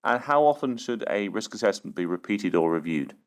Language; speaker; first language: English; native; English